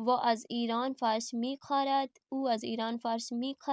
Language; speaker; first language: Persian; non-native, fluent; Urdu